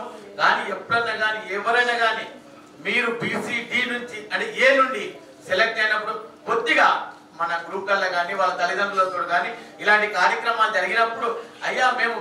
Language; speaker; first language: Telugu; native; Telugu